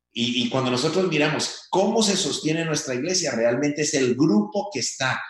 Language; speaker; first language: Spanish; native; Spanish